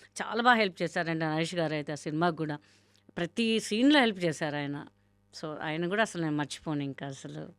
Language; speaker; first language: Telugu; non-native, local second language; Hindi